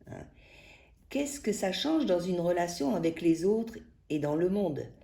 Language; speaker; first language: French; native; French